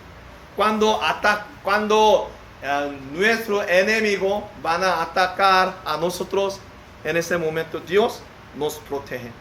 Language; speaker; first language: Spanish; non-native, learner; Korean